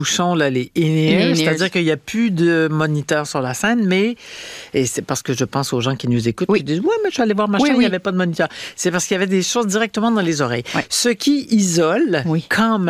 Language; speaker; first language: French; native; French